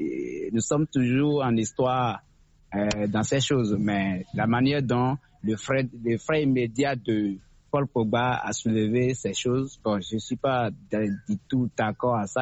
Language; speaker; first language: French; non-native, local second language; Fon